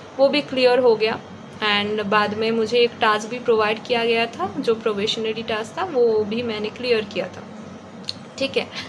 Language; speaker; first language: Hindi; non-native, local second language; Bangla